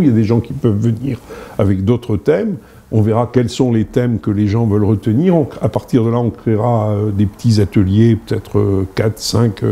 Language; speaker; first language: French; native; French